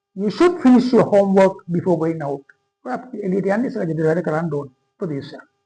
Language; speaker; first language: Sinhala; native; Sinhala